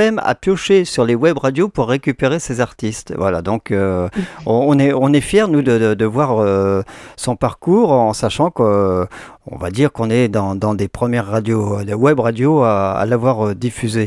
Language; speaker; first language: French; native; French